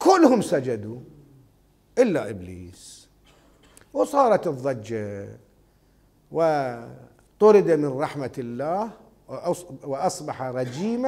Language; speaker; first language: Arabic; native; Arabic